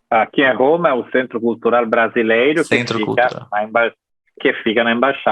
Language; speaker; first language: Portuguese; non-native, fluent; Italian